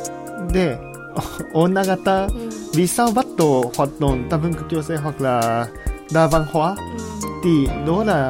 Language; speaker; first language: Vietnamese; non-native, learner; Japanese